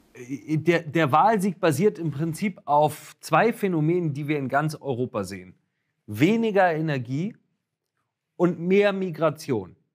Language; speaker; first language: German; native; German